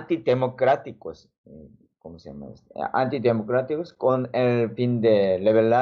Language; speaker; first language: Spanish; non-native, learner; Korean